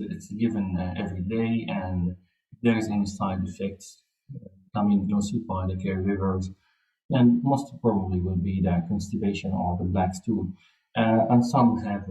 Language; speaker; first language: English; non-native, fluent; Arabic